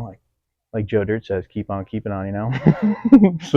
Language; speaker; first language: English; native; English